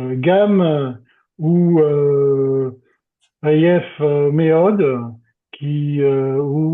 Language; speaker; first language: Hebrew; non-native, learner; French